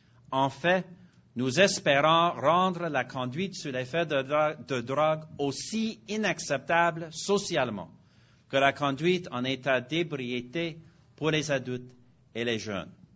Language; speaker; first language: French; non-native, fluent; English